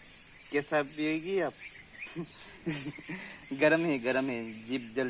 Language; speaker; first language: Hindi; non-native, local second language; Assamese